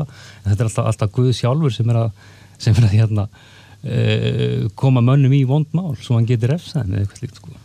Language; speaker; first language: Icelandic; native; Icelandic